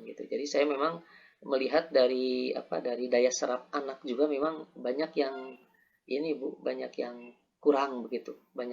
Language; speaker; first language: Indonesian; native; Indonesian